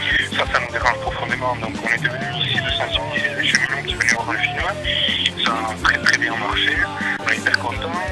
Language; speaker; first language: French; native; French